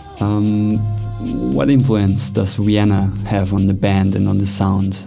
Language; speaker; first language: English; non-native, fluent; German